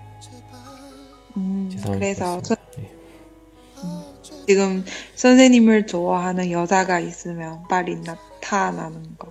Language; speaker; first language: Korean; non-native, learner; Chinese